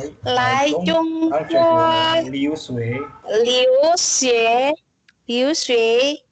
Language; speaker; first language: Chinese; non-native, learner; Indonesian